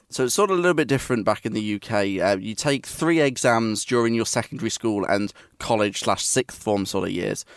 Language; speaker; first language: English; native; English